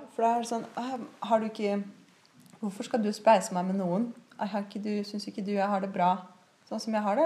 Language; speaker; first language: Norwegian; native; Norwegian